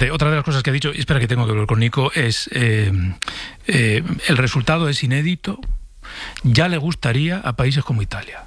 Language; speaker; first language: Spanish; native; Spanish